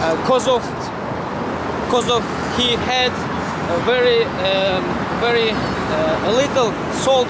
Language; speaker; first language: English; non-native, learner; Kazakh